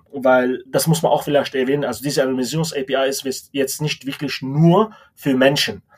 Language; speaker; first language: German; non-native, fluent; Arabic